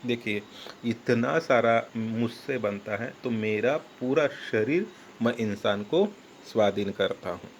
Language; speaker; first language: Hindi; non-native, local second language; Marathi